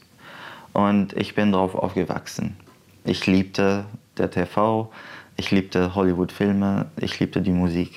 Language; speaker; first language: German; non-native, fluent; Arabic